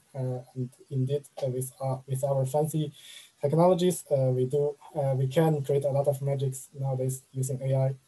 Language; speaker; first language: English; non-native, fluent; Chinese